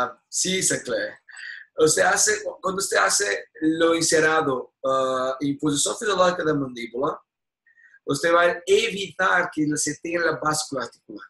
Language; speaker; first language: Spanish; non-native, learner; Portuguese